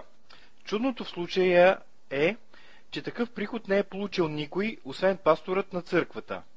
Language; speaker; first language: Bulgarian; native; Bulgarian